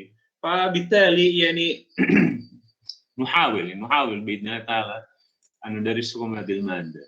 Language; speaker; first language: Arabic; non-native, fluent; Indonesian